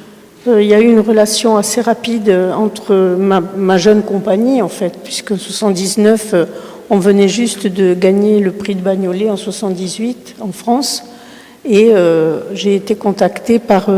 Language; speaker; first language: French; early bilingual, other home language; Spanish